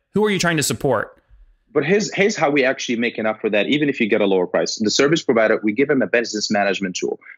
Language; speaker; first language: English; non-native, fluent; Arabic